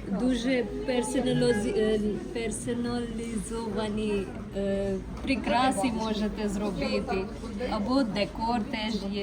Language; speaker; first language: Ukrainian; non-native, learner; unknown